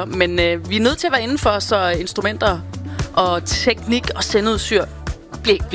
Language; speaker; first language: Danish; native; Danish